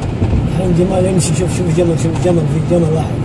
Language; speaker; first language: Arabic; non-native, fluent; Indonesian